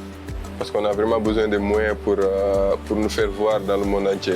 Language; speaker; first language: French; non-native, local second language; Wolof